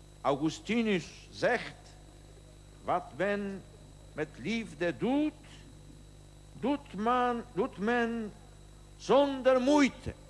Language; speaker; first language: Dutch; non-native, learner; Polish